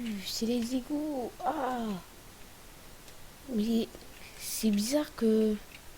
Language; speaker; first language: French; native; French